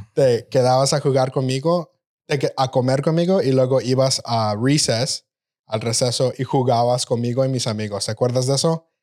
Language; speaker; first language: Spanish; early bilingual, heritage; Spanish